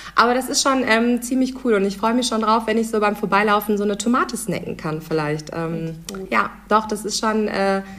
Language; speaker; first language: German; native; German